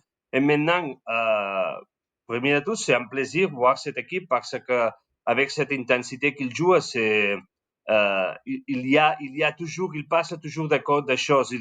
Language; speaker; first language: French; non-native, learner; Spanish